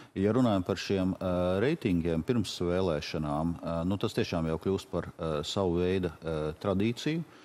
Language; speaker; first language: Latvian; native; Latvian